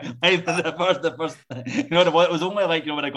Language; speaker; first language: English; native; English